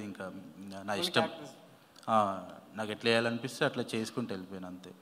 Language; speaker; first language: Telugu; native; Telugu